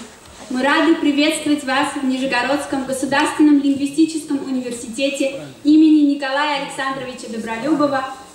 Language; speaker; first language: Russian; native; Russian